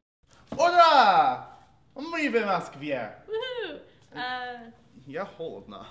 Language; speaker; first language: Russian; non-native, learner; English